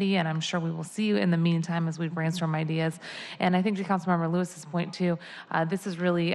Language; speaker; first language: English; native; English